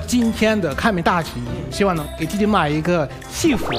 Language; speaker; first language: Chinese; non-native, fluent; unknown